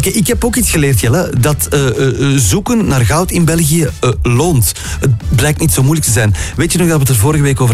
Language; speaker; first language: Dutch; native; Dutch